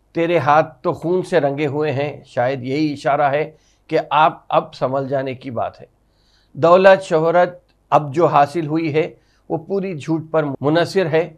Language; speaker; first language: Hindi; non-native, local second language; Urdu